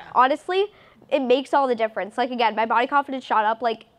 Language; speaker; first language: English; native; English